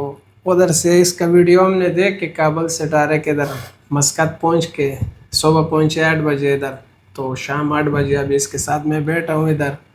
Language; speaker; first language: Hindi; non-native, learner; Pashto